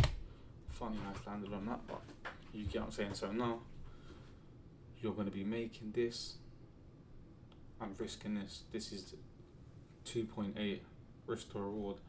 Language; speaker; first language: English; native; English